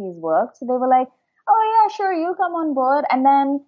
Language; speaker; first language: English; non-native, local second language; Hindi